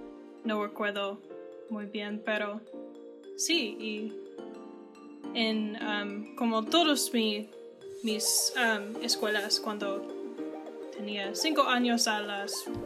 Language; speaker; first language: Spanish; non-native, learner; English